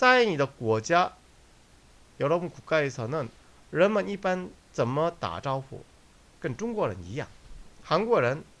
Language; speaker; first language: Chinese; non-native, fluent; Korean